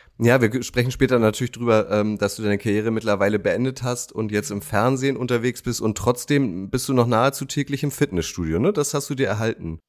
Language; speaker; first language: German; native; German